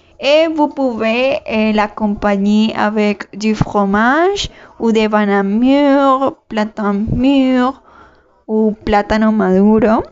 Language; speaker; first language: French; non-native, learner; Spanish